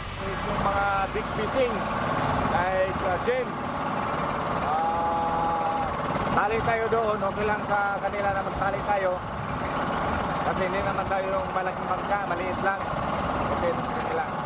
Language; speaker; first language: Filipino; non-native, local second language; Cebuano